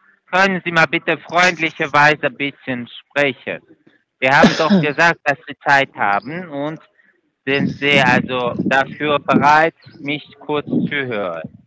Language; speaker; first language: German; non-native, fluent; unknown